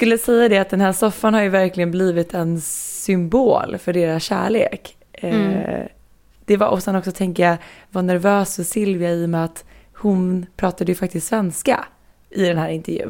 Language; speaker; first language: Swedish; native; Swedish